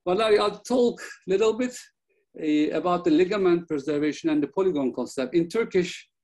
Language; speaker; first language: English; non-native, learner; Turkish